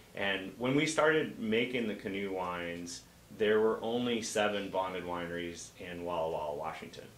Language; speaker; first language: English; native; English